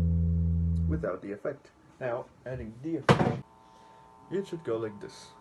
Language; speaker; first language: English; non-native, fluent; Spanish